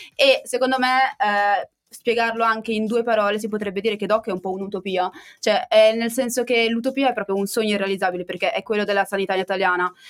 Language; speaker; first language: Italian; native; Italian